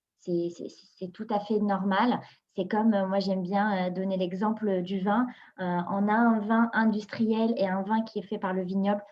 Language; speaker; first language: French; non-native, local second language; Arabic